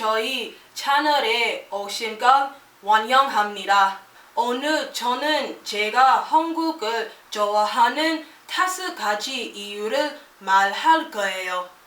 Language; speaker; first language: Korean; non-native, learner; English